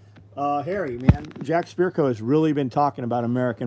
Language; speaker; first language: English; native; English